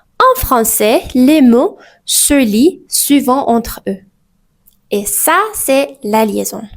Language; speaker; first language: French; native; French